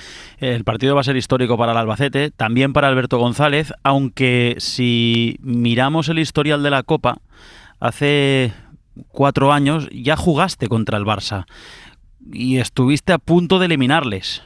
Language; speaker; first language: Spanish; native; Spanish